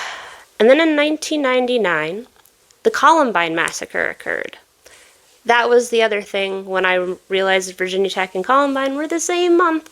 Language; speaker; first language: English; native; English